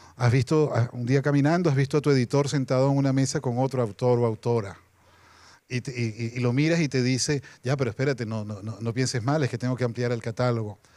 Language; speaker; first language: Spanish; native; Spanish